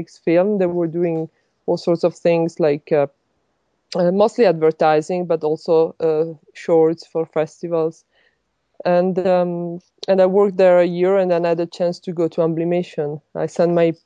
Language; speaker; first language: English; non-native, fluent; Italian